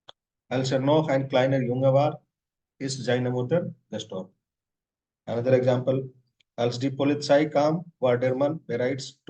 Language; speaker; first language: German; non-native, fluent; Hindi